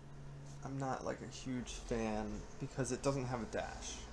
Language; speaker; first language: English; native; English